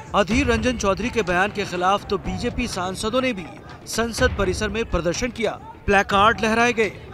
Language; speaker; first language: Hindi; native; Hindi